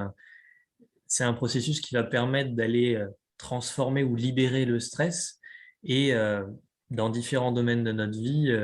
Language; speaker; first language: French; native; French